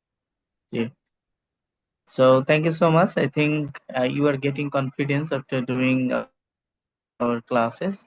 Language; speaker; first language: English; non-native, fluent; Bangla